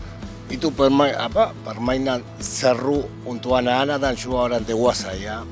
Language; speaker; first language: Indonesian; non-native, fluent; Spanish